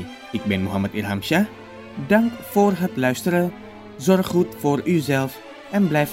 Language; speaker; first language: Dutch; non-native, fluent; Indonesian